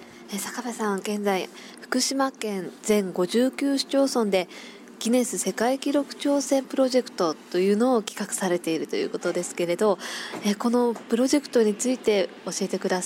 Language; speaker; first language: Japanese; native; Japanese